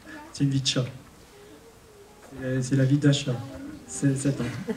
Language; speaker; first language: French; native; French